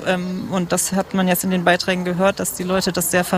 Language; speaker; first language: German; native; German